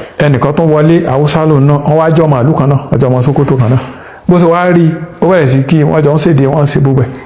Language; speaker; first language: Yoruba; native; Yoruba